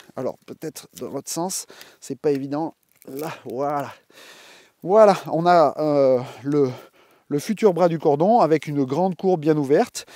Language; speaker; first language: French; native; French